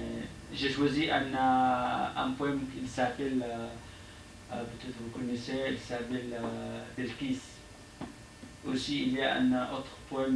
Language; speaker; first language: French; non-native, learner; Arabic